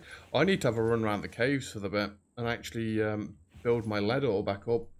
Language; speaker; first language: English; native; English